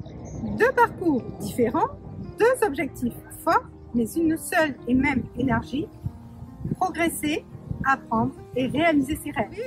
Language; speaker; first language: French; native; French